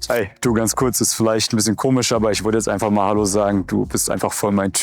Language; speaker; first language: German; native; German